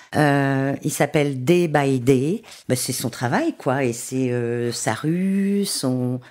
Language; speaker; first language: French; native; French